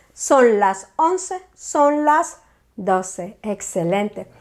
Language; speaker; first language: Spanish; native; Spanish